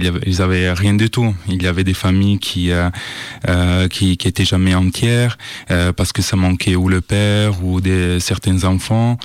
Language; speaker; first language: French; non-native, fluent; Italian